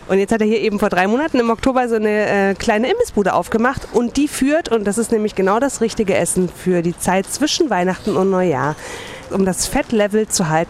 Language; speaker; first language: German; native; German